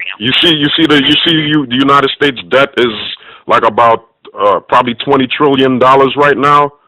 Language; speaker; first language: English; native; English